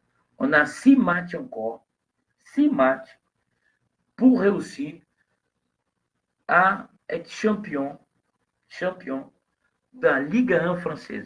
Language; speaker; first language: French; non-native, fluent; Portuguese